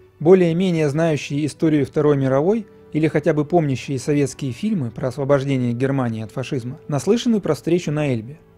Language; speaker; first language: Russian; native; Russian